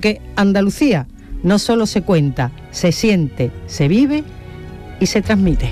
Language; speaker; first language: Spanish; native; Spanish